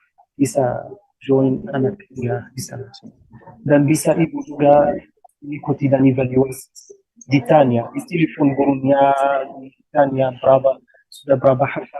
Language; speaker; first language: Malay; non-native, learner; Arabic